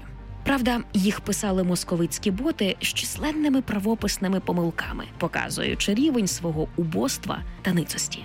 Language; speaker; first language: Ukrainian; native; Ukrainian